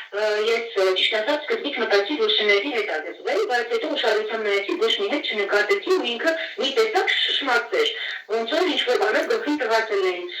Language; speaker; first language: Armenian; native; Armenian